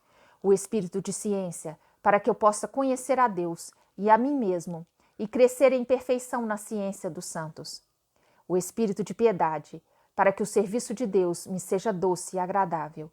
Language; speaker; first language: Portuguese; native; Portuguese